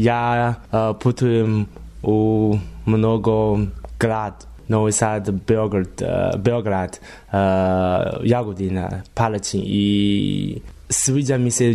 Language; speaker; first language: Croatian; non-native, learner; Chinese